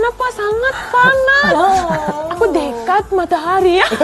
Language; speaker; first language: Indonesian; non-native, learner; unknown